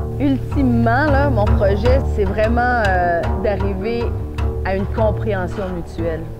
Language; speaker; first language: French; native; French